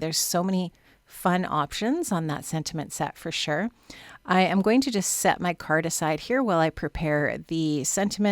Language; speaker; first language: English; native; English